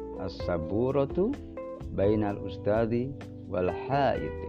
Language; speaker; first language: Arabic; non-native, fluent; Indonesian